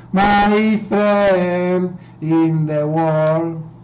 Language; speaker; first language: English; non-native, learner; Spanish